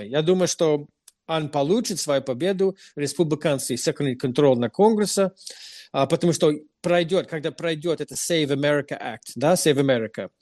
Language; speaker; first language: Russian; non-native, fluent; English